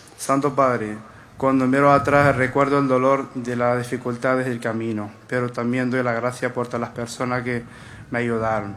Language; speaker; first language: Spanish; non-native, fluent; Arabic